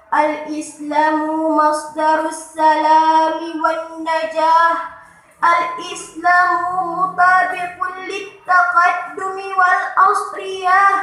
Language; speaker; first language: Arabic; non-native, learner; Achinese